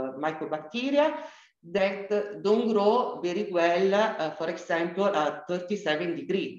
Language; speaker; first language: English; non-native, learner; Italian